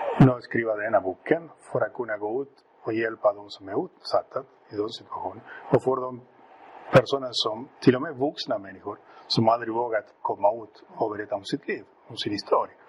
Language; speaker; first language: Swedish; non-native, fluent; Spanish